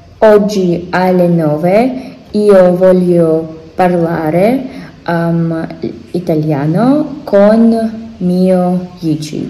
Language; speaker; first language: Italian; non-native, learner; Russian